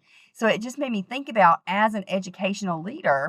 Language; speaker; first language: English; native; English